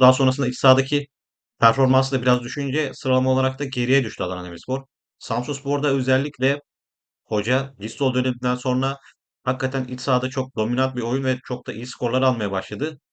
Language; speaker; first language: Turkish; native; Turkish